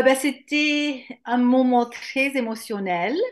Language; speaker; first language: French; native; French